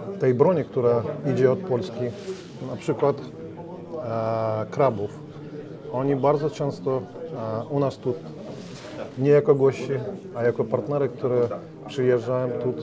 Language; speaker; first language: Polish; non-native, learner; Ukrainian